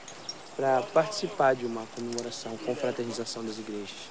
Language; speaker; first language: Portuguese; native; Portuguese